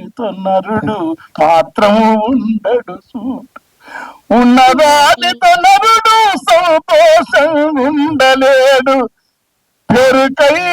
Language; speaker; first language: Telugu; native; Telugu